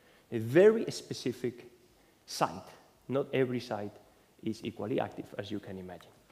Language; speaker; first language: English; non-native, fluent; Spanish